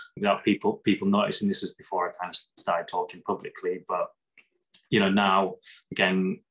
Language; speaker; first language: English; native; English